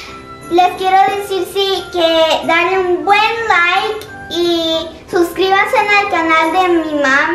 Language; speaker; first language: Spanish; early bilingual, other home language; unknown